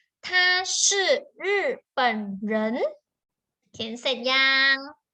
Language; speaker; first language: Chinese; non-native, fluent; Thai